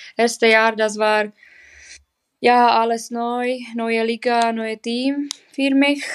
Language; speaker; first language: German; non-native, learner; Czech